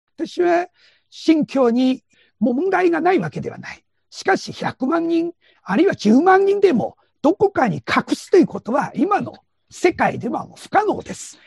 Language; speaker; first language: Japanese; non-native, fluent; Chinese